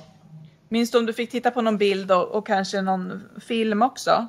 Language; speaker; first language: Swedish; native; Swedish